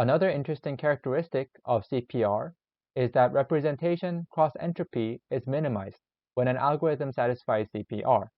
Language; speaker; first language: English; non-native, learner; Korean